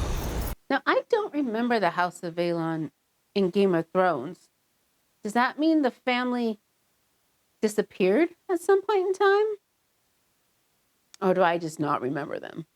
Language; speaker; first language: English; native; English